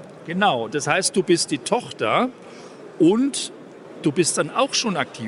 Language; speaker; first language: German; native; German